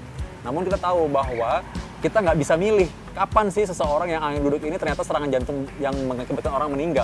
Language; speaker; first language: Indonesian; native; Indonesian